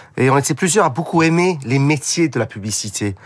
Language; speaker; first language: French; non-native, fluent; English